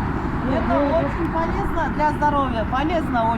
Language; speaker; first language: Russian; non-native, learner; Urdu